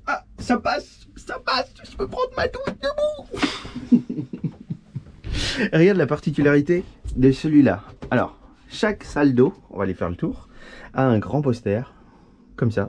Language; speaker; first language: French; native; French